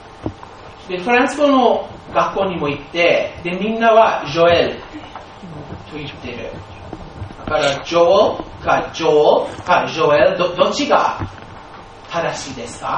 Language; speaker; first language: Japanese; non-native, fluent; English